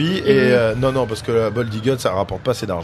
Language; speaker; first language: French; native; French